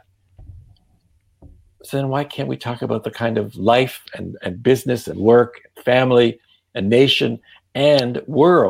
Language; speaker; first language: English; non-native, fluent; Yiddish